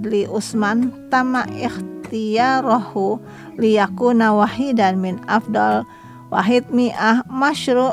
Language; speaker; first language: Arabic; non-native, fluent; Indonesian